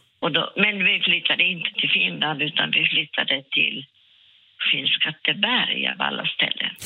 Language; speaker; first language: Swedish; non-native, local second language; Finnish